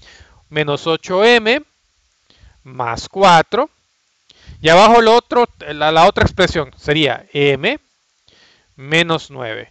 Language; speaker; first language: Spanish; native; Spanish